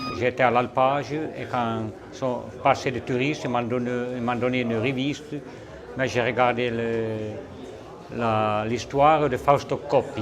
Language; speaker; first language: French; non-native, learner; Italian